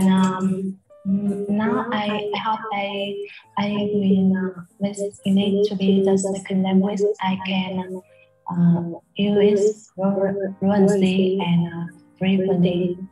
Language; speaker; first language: English; non-native, learner; Vietnamese